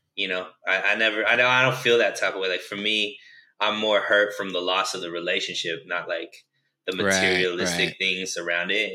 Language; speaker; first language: English; native; English